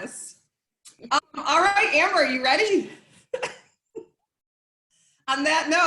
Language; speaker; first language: English; native; English